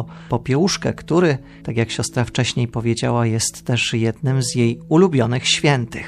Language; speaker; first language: Polish; native; Polish